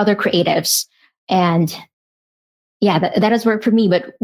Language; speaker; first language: English; non-native, local second language; Filipino